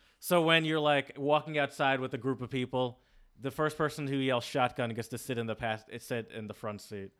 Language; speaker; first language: English; native; English